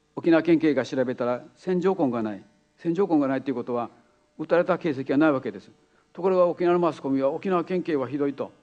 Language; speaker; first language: Japanese; native; Japanese